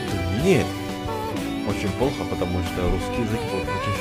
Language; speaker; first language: Russian; non-native, learner; Indonesian